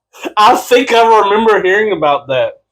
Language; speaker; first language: English; native; English